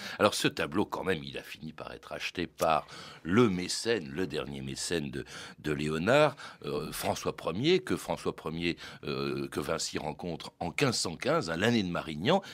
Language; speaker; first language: French; native; French